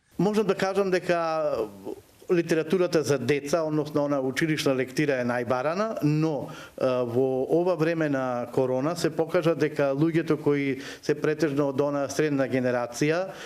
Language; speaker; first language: Macedonian; native; Macedonian